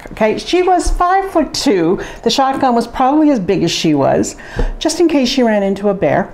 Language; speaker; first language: English; native; English